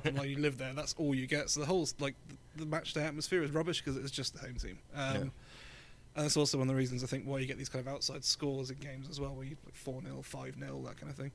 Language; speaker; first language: English; native; English